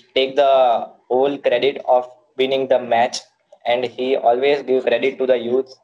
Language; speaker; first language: English; non-native, local second language; Gujarati